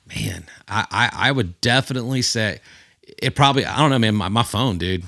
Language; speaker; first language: English; native; English